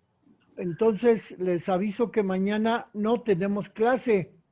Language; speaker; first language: Spanish; native; Spanish